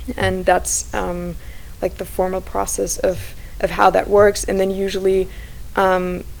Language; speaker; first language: English; non-native, fluent; Slovak